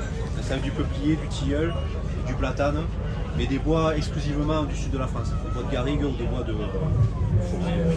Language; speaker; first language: French; native; French